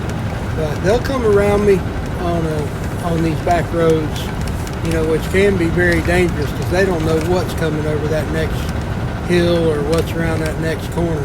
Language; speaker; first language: English; native; English